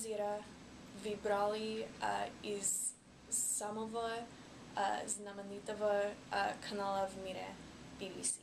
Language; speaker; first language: Russian; non-native, learner; English